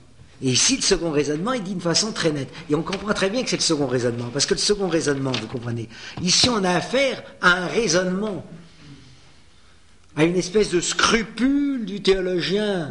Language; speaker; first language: French; native; French